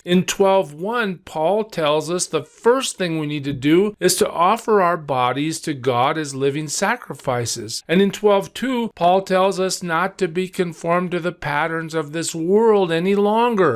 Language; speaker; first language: English; native; English